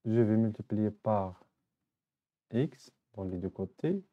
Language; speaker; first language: French; non-native, local second language; Arabic